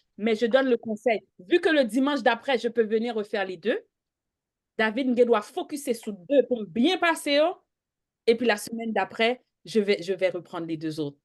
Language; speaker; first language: French; native; French